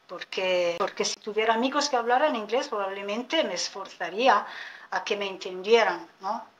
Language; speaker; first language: Spanish; non-native, fluent; Italian